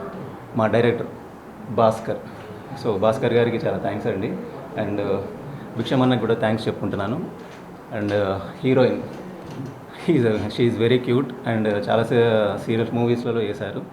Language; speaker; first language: Telugu; native; Telugu